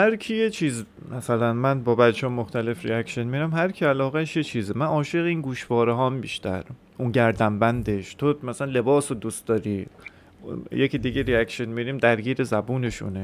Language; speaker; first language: Persian; native; Persian